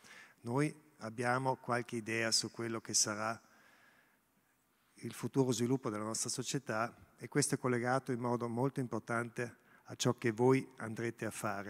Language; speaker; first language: Italian; non-native, local second language; German